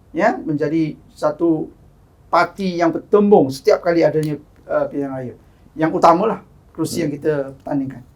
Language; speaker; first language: Malay; non-native, local second language; Chinese